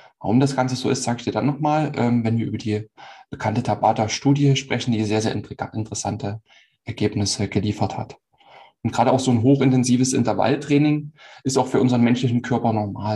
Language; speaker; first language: German; native; German